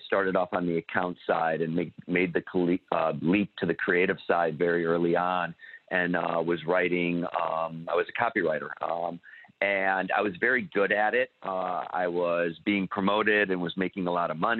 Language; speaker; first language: English; native; English